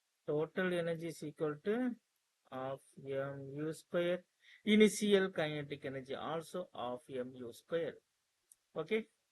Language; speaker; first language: English; non-native, local second language; Tamil